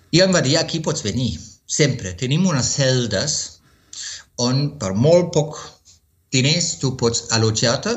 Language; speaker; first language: Catalan; non-native, fluent; German